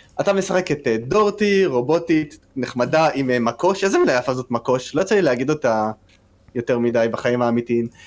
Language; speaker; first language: Hebrew; native; Hebrew